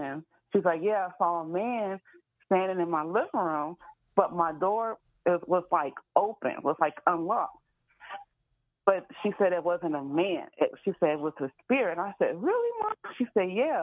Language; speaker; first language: English; native; English